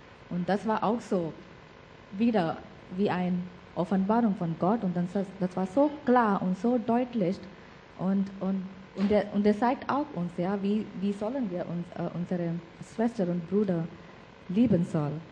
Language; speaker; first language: German; non-native, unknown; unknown